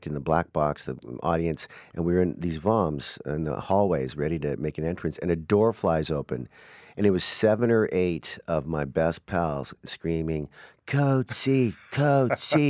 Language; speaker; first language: English; native; English